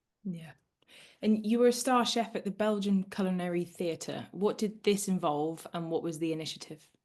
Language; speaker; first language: English; native; English